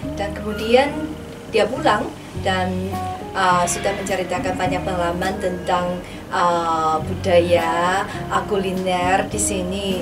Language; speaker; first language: Indonesian; non-native, fluent; Chinese